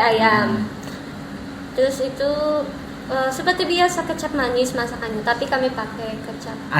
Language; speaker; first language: Indonesian; non-native, learner; Filipino